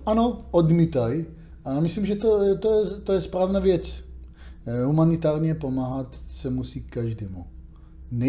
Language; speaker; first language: Czech; non-native, learner; Hebrew